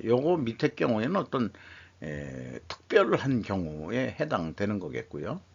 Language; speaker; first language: Korean; native; Korean